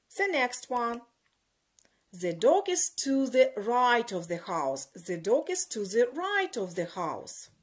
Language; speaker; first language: English; non-native, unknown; Ukrainian